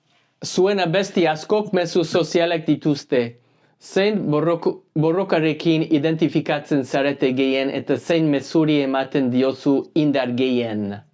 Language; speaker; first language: Basque; non-native, learner; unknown